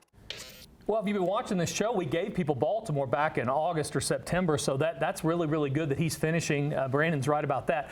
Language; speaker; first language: English; native; English